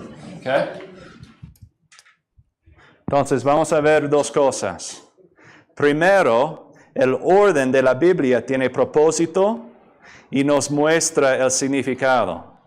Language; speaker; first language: Spanish; non-native, fluent; English